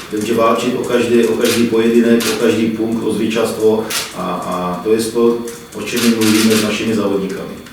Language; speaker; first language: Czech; native; Czech